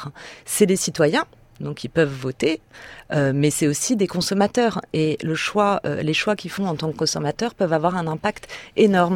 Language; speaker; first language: French; native; French